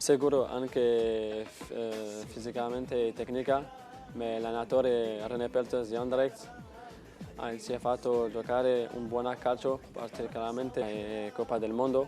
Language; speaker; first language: Italian; non-native, learner; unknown